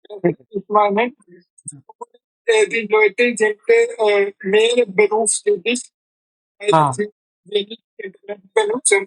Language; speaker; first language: German; non-native, learner; Hindi